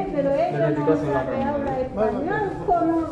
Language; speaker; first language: Spanish; non-native, learner; Haitian Creole